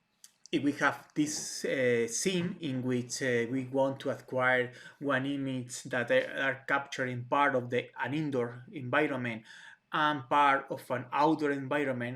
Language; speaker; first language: English; non-native, fluent; Spanish